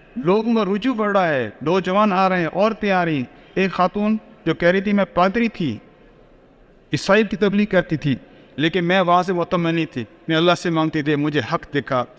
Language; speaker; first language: Urdu; non-native, local second language; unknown